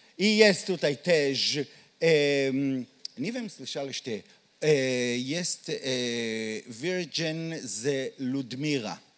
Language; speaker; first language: Polish; non-native, learner; Hebrew